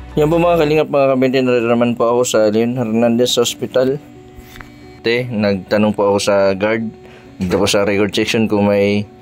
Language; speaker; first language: Filipino; native; Filipino